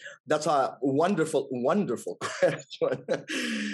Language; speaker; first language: English; non-native, local second language; Waray